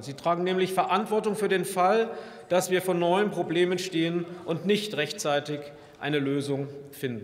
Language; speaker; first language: German; native; German